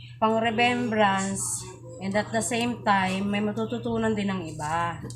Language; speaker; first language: Filipino; non-native, local second language; Cebuano